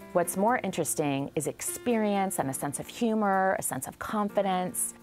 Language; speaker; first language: English; native; English